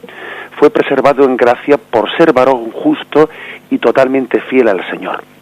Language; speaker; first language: Spanish; native; Spanish